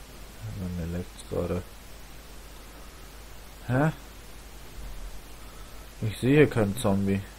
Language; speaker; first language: German; native; German